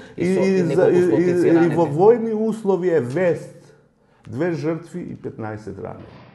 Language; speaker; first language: Macedonian; non-native, local second language; Albanian